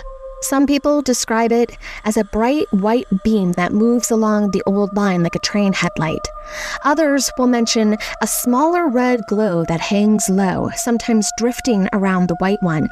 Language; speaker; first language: English; native; English